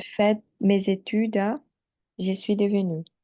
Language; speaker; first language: French; non-native, learner; Portuguese